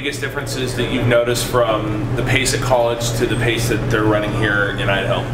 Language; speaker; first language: English; native; English